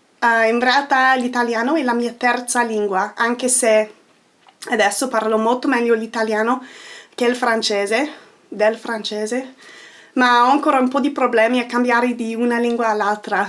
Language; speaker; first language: Italian; non-native, fluent; English